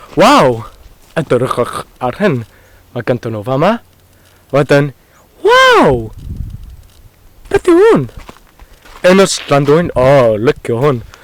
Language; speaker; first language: Welsh; non-native, learner; Hungarian